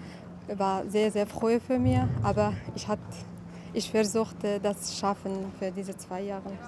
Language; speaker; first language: German; non-native, learner; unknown